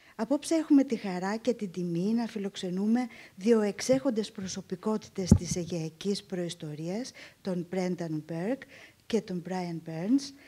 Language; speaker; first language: Greek; native; Greek